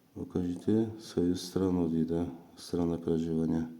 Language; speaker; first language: Russian; non-native, local second language; Kazakh